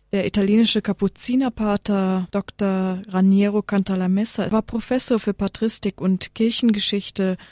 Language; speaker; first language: German; native; German